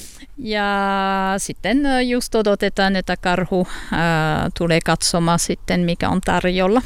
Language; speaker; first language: Finnish; non-native, learner; French